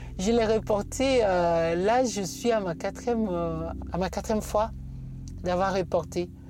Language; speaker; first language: French; non-native, local second language; Bambara